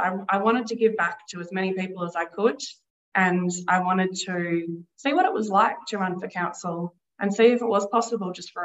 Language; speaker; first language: English; native; English